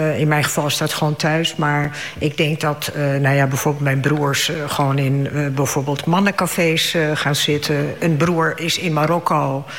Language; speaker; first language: Dutch; early bilingual, other home language; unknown